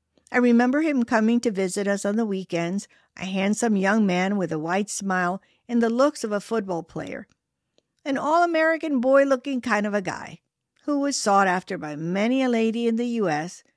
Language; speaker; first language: English; early bilingual, other home language; Spanish